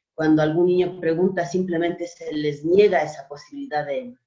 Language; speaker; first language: Spanish; native; Spanish